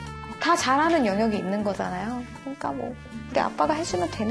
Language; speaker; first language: Korean; native; Korean